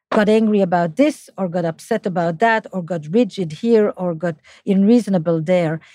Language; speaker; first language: English; non-native, fluent; French